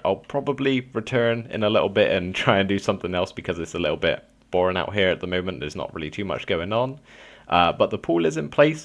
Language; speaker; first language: English; native; English